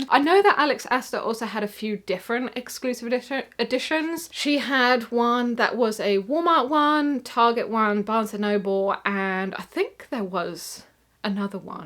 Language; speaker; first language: English; native; English